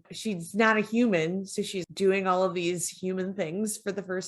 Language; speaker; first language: English; native; English